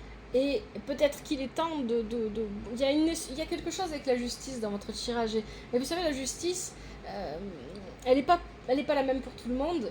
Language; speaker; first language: French; native; French